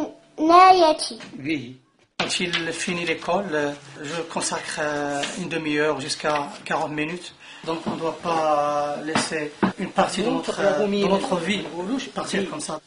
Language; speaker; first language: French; non-native, local second language; Arabic